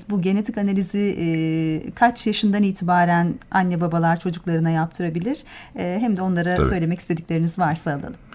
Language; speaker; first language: Turkish; native; Turkish